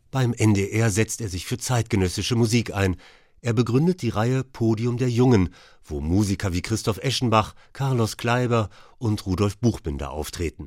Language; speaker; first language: German; native; German